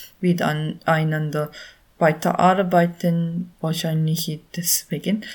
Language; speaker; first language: German; non-native, learner; Korean